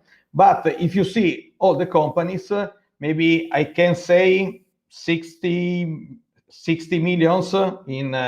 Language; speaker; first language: English; non-native, fluent; Italian